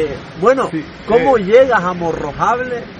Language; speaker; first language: Spanish; native; Spanish